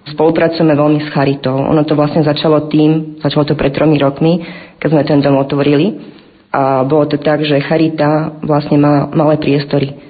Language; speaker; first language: Slovak; native; Slovak